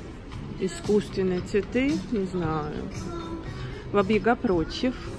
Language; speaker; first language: Russian; native; Russian